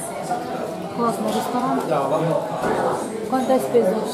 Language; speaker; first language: Russian; early bilingual, heritage; Russian